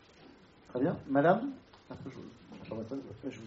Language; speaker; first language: French; native; French